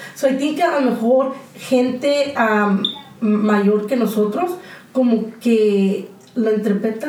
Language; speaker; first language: Spanish; early bilingual, heritage; Spanish